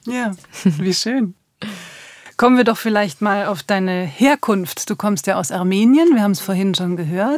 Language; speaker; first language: German; native; German